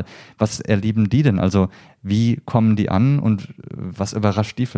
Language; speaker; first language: German; native; German